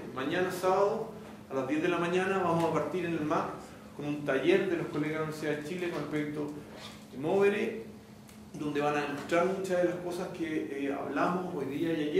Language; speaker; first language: Spanish; native; Spanish